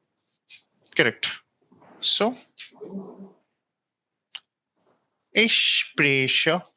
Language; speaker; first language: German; non-native, fluent; Telugu